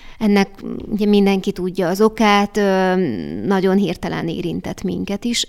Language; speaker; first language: Hungarian; native; Hungarian